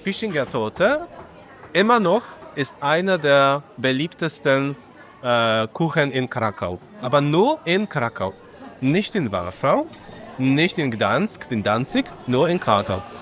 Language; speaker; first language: German; non-native, fluent; Polish